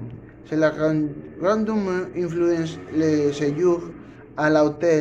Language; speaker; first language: French; non-native, learner; Spanish